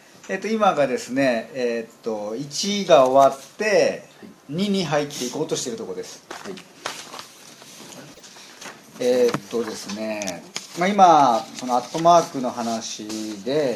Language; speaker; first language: Japanese; native; Japanese